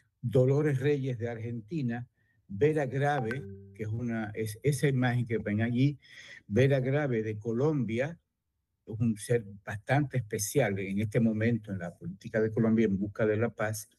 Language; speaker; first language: Spanish; native; Spanish